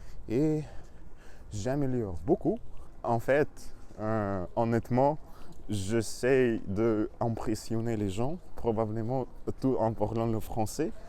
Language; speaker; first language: French; non-native, learner; Russian